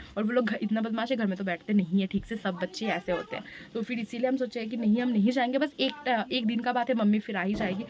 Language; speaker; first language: Hindi; non-native, local second language; Bangla